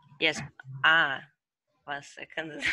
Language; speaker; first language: English; non-native, learner; Russian